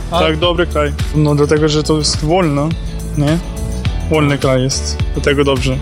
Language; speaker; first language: Polish; non-native, learner; Ukrainian